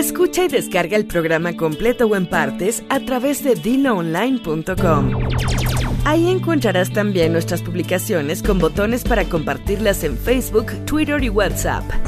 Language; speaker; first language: Spanish; native; Spanish